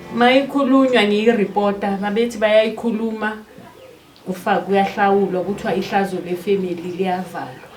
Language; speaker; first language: Zulu; non-native, local second language; Xhosa